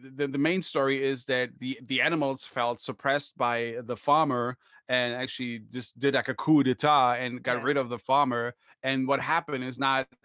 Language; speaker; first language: English; non-native, fluent; German